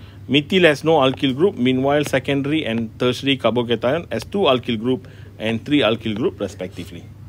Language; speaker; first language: English; non-native, local second language; Malay